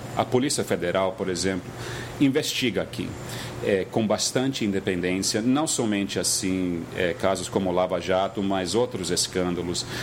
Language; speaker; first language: Portuguese; non-native, fluent; English